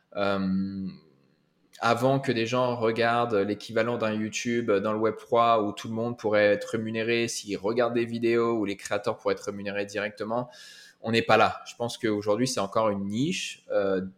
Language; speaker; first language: French; native; French